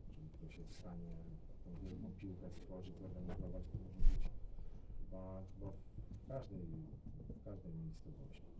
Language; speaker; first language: Polish; native; Polish